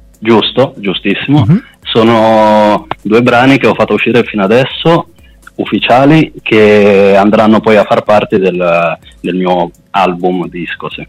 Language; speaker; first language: Italian; native; Italian